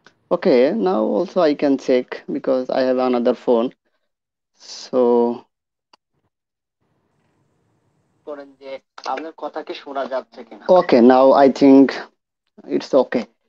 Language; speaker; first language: English; non-native, local second language; Bangla